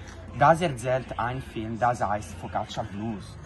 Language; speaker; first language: German; non-native, learner; Italian